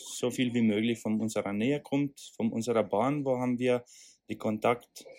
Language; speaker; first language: German; non-native, learner; Hungarian